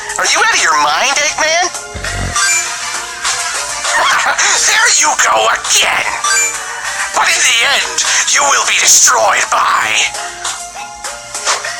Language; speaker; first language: English; native; English